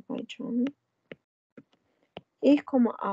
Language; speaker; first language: German; non-native, fluent; Azerbaijani